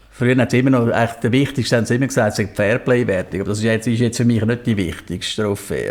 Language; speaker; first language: German; native; German